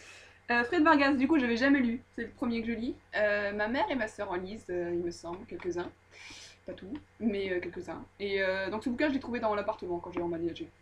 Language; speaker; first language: French; native; French